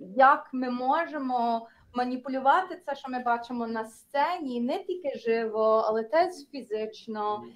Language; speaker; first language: Ukrainian; early bilingual, heritage; Ukrainian